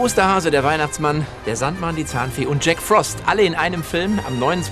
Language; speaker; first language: German; native; German